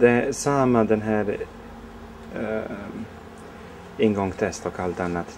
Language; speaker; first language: Swedish; non-native, fluent; Croatian